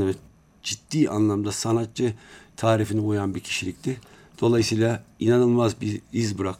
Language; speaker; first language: Turkish; native; Turkish